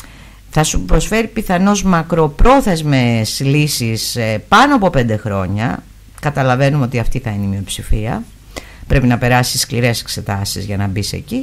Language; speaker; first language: Greek; native; Greek